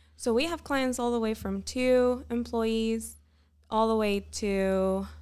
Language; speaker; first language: English; non-native, fluent; Spanish